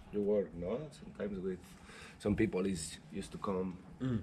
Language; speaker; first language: English; non-native, learner; Spanish